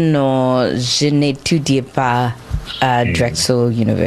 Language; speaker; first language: French; non-native, learner; English